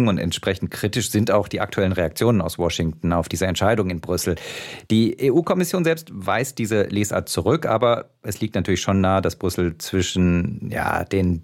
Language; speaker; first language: German; native; German